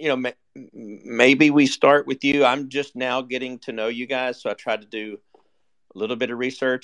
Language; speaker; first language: English; native; English